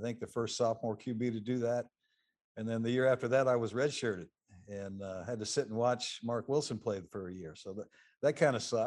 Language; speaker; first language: English; native; English